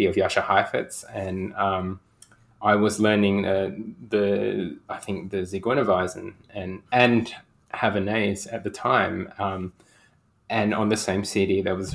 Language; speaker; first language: English; native; English